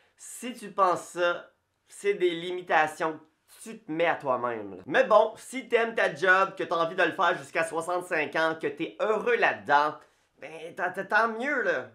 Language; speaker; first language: French; native; French